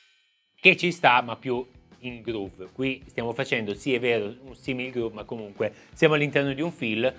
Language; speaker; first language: Italian; native; Italian